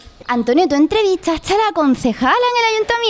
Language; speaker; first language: Spanish; native; Spanish